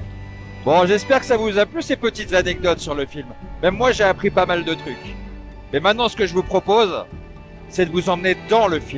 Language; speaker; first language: French; native; French